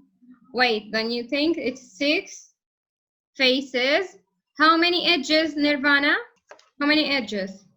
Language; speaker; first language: English; non-native, fluent; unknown